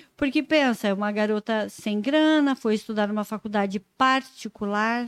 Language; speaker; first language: Portuguese; native; Portuguese